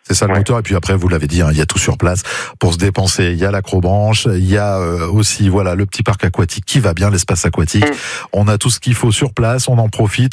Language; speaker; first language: French; native; French